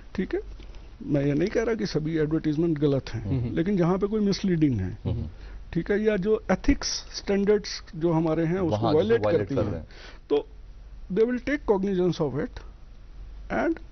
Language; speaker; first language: Hindi; native; Hindi